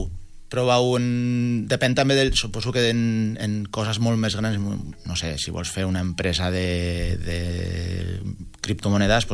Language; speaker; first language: Catalan; non-native, local second language; Spanish